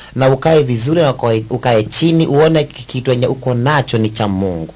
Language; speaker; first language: Swahili; non-native, local second language; Kamba